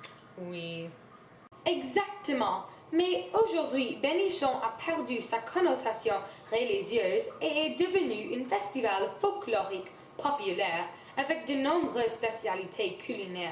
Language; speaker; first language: French; non-native, learner; English